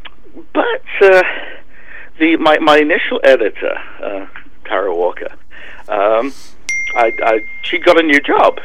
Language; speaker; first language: English; native; English